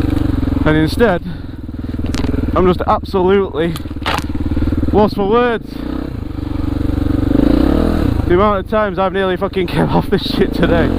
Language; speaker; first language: English; native; English